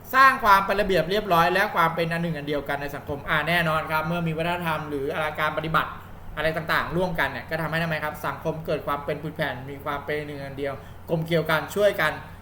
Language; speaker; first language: Thai; native; Thai